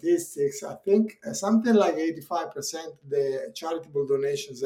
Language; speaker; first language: English; non-native, fluent; Italian